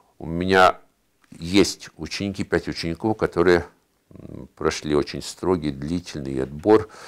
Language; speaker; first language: Russian; native; Russian